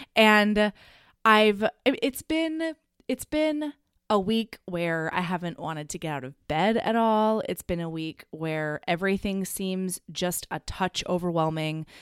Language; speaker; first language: English; native; English